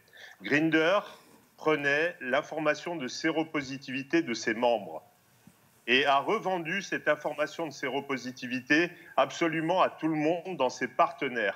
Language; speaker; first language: French; native; French